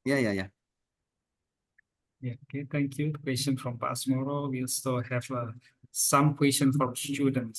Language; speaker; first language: English; non-native, fluent; Indonesian